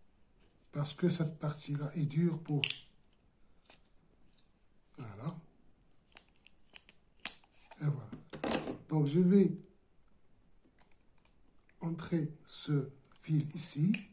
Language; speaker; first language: French; non-native, local second language; Arabic